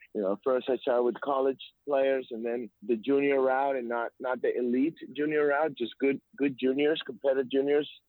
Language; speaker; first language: English; non-native, fluent; Spanish